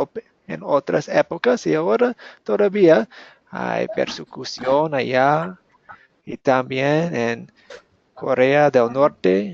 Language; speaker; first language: Spanish; non-native, fluent; English